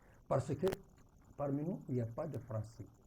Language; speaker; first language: French; non-native, local second language; Arabic